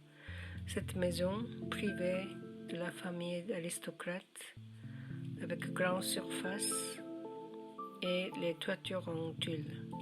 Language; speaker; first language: French; non-native, learner; Korean